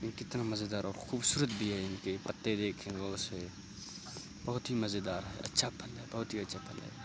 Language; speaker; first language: Urdu; non-native, local second language; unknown